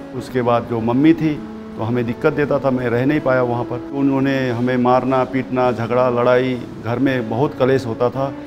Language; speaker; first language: Hindi; early bilingual, other home language; Nepali